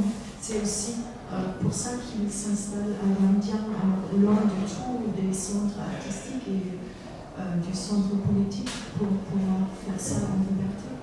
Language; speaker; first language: French; non-native, fluent; German